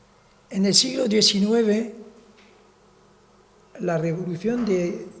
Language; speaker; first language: Spanish; non-native, fluent; Arabic